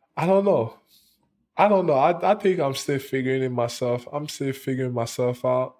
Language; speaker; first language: English; non-native, local second language; French